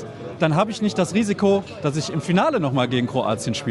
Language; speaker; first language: German; native; German